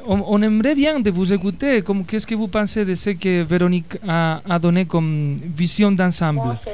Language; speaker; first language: French; non-native, fluent; Spanish